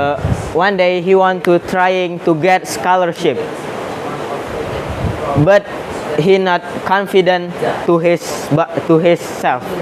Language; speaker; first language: English; non-native, learner; Indonesian